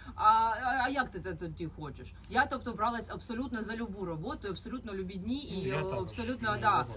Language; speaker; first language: Ukrainian; native; Ukrainian